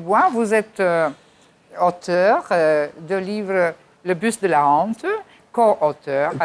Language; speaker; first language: French; non-native, fluent; Albanian